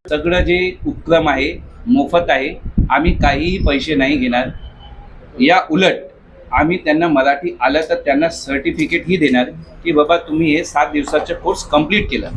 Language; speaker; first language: Marathi; non-native, local second language; Hindi